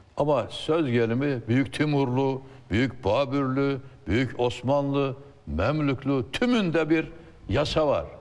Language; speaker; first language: Turkish; native; Turkish